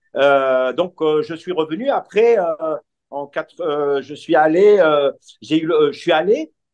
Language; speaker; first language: French; non-native, local second language; Arabic